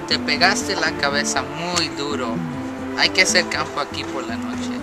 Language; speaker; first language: Spanish; non-native, learner; English